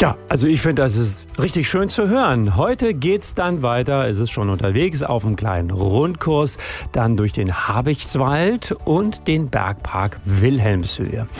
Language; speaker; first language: German; native; German